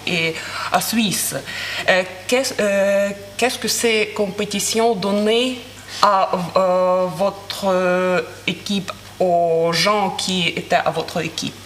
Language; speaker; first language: French; non-native, learner; Ukrainian